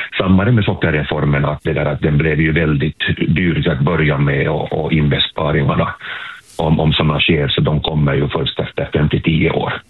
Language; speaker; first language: Swedish; native; Swedish